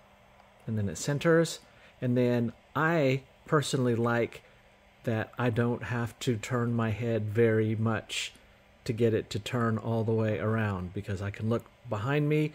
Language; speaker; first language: English; native; English